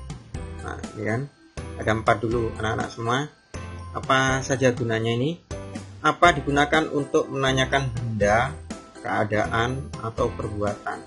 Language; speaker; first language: Indonesian; native; Indonesian